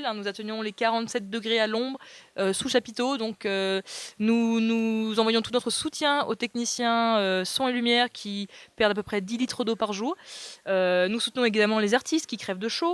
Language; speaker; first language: French; native; French